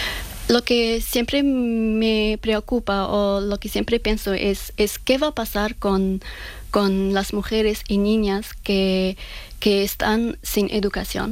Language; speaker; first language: Spanish; non-native, learner; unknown